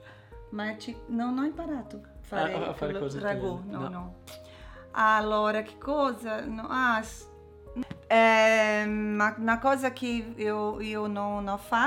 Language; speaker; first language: Italian; non-native, learner; Portuguese